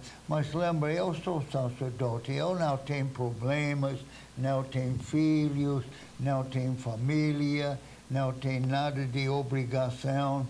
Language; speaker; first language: Portuguese; non-native, fluent; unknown